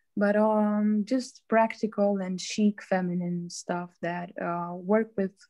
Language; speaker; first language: English; non-native, fluent; Romanian